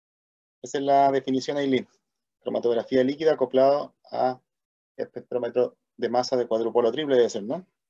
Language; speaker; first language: Spanish; native; Spanish